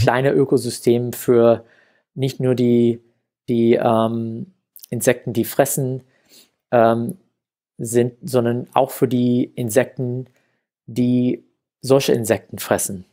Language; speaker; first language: German; non-native, fluent; English